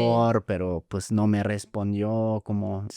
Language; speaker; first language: Spanish; non-native, fluent; German